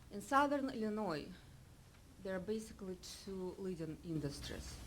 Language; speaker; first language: English; non-native, fluent; Russian